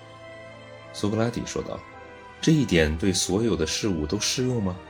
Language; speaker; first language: Chinese; native; Chinese